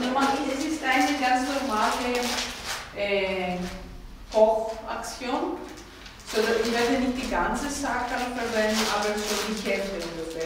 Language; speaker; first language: German; non-native, fluent; Greek